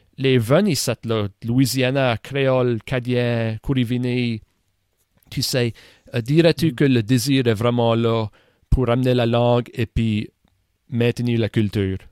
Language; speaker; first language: French; native; French